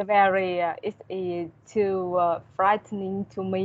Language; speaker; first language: English; non-native, learner; Vietnamese